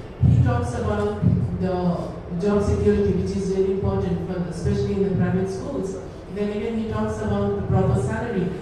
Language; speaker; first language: English; non-native, local second language; Telugu